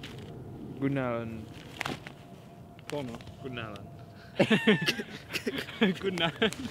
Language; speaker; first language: German; non-native, local second language; Luxembourgish